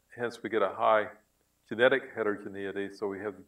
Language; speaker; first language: English; native; English